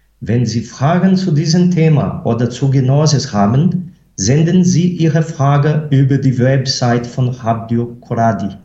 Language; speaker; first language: German; non-native, fluent; Portuguese